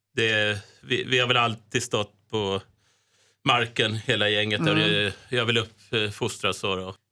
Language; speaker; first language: Swedish; native; Swedish